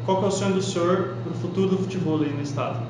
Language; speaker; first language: Portuguese; native; Portuguese